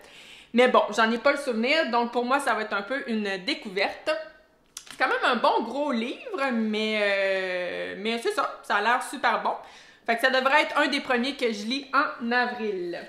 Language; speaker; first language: French; native; French